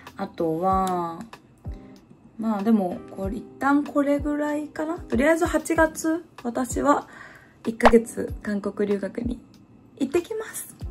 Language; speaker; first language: Japanese; native; Japanese